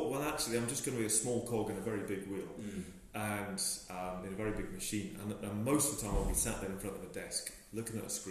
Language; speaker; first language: English; native; English